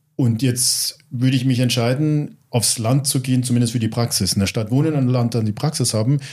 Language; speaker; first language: German; early bilingual, other home language; English